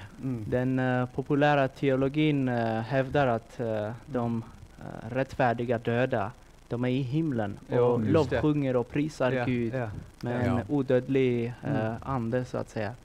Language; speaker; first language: Swedish; non-native, fluent; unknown